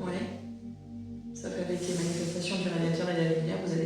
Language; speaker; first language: French; native; French